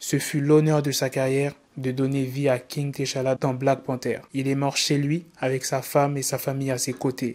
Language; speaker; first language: French; native; French